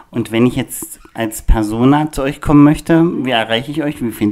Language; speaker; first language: German; native; German